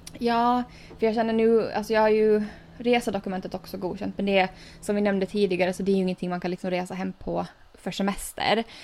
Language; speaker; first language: Swedish; native; Swedish